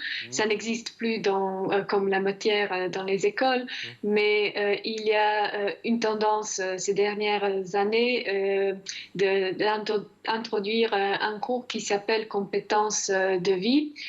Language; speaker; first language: French; non-native, fluent; Croatian